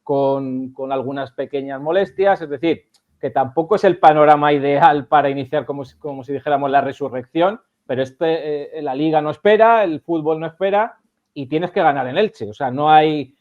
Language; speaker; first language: Spanish; native; Spanish